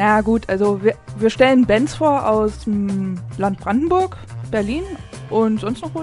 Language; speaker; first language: German; native; German